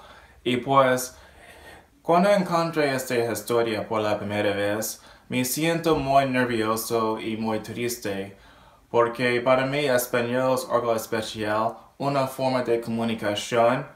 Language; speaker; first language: Spanish; non-native, learner; English